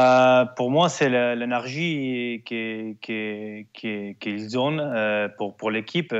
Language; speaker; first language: French; non-native, learner; Spanish